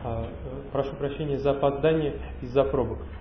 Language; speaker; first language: Russian; native; Russian